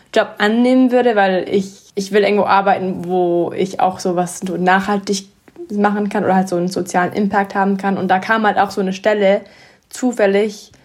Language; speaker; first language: German; early bilingual, heritage; English